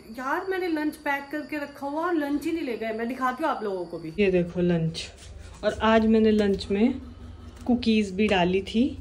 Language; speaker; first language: Hindi; native; Hindi